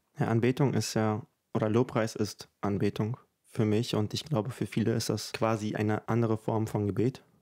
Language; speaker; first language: German; early bilingual, other home language; Ukrainian